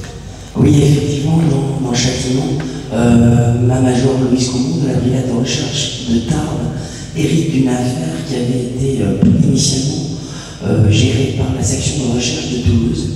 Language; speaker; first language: French; native; French